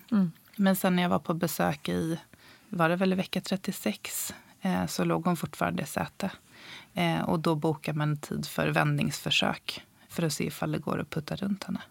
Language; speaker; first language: Swedish; native; Swedish